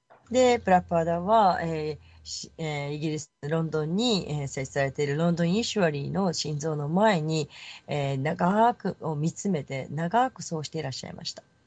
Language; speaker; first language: Japanese; native; Japanese